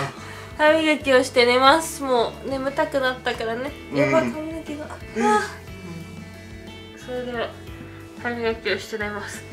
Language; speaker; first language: Japanese; native; Japanese